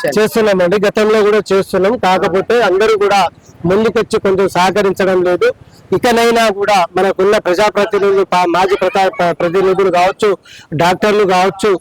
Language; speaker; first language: Telugu; non-native, local second language; Lambadi